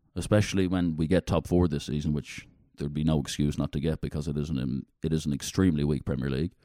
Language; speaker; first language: English; native; English